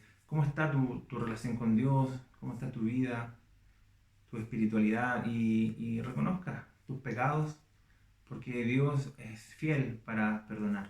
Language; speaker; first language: Spanish; native; Spanish